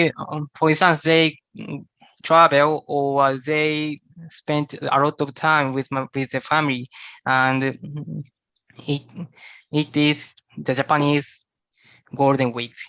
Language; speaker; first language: English; non-native, learner; Japanese